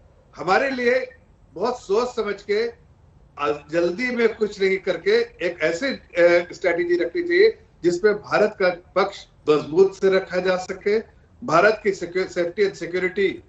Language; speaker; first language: Hindi; native; Hindi